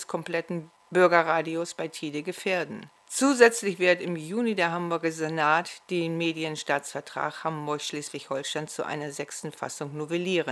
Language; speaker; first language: German; native; German